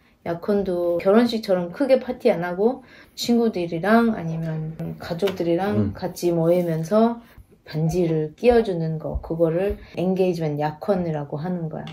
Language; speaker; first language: Korean; non-native, fluent; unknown